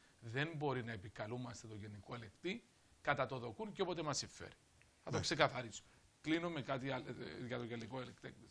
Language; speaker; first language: Greek; native; Greek